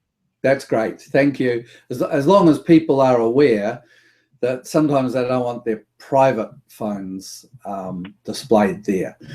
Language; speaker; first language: English; native; English